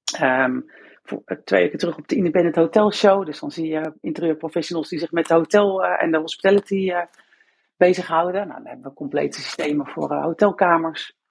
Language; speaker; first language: Dutch; native; Dutch